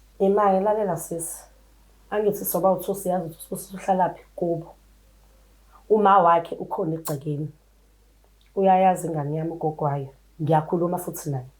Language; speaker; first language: Zulu; native; Zulu